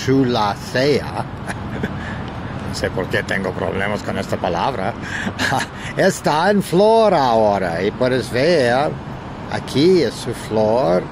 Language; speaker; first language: Spanish; non-native, learner; English